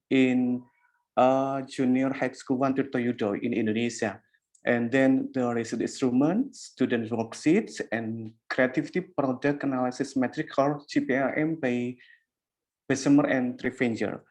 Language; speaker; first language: English; non-native, learner; Indonesian